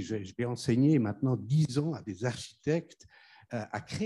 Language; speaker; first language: French; non-native, fluent; German